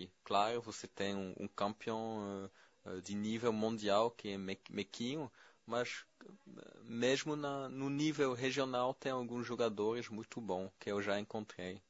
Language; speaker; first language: Portuguese; non-native, fluent; French